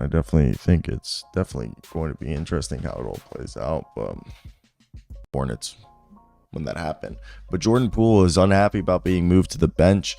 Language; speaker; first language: English; native; English